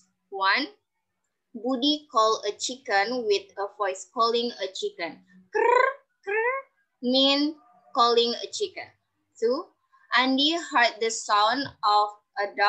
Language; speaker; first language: English; non-native, learner; Indonesian